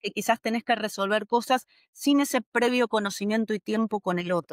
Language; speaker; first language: Spanish; native; Spanish